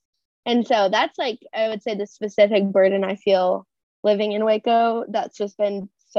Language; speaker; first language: English; native; English